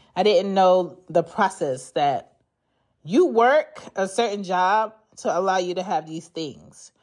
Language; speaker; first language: English; native; English